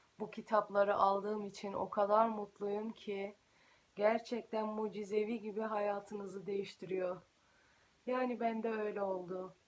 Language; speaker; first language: Turkish; early bilingual, heritage; Turkish